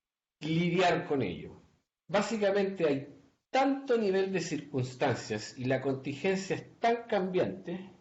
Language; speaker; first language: Spanish; native; Spanish